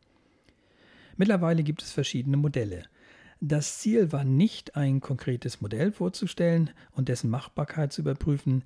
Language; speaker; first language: German; native; German